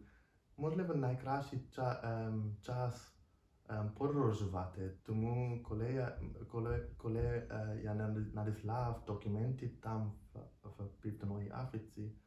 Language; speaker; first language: Ukrainian; non-native, learner; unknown